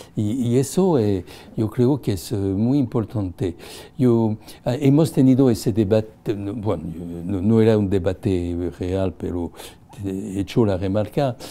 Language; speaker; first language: Spanish; non-native, fluent; French